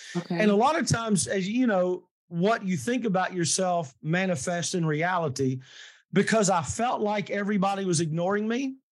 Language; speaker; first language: English; native; English